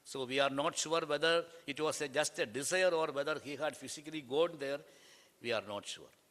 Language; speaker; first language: English; non-native, local second language; Malayalam